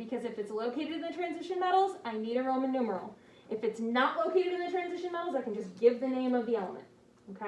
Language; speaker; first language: English; native; English